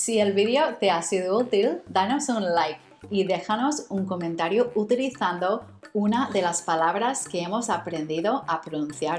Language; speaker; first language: Spanish; non-native, fluent; English